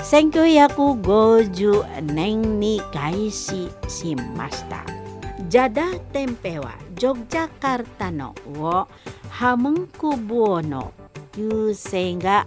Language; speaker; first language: Japanese; non-native, fluent; Indonesian